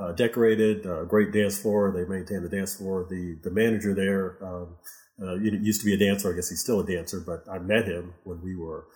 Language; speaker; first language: English; native; English